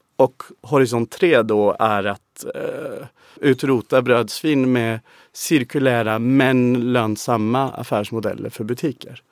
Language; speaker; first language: Swedish; non-native, fluent; English